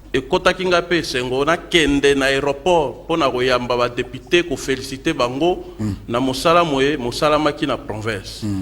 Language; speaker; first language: Lingala; native; Lingala